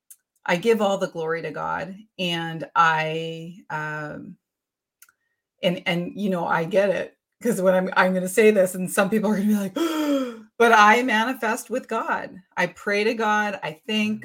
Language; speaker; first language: English; native; English